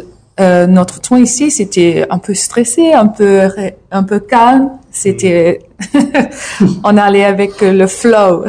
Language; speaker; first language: French; non-native, learner; English